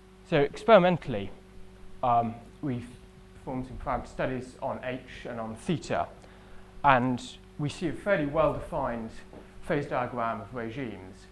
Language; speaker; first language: English; native; English